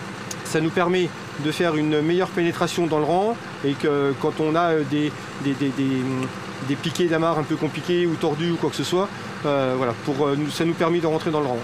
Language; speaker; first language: French; native; French